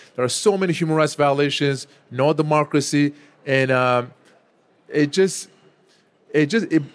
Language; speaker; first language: English; non-native, fluent; Turkish